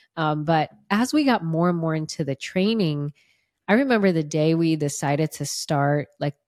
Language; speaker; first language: English; non-native, fluent; Portuguese